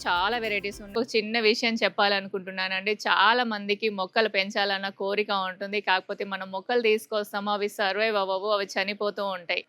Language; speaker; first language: Telugu; non-native, local second language; Urdu